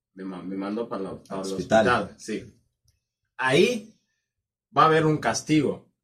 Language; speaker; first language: Spanish; non-native, fluent; Swahili